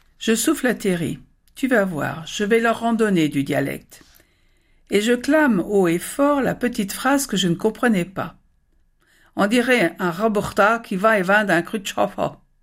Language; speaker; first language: French; native; French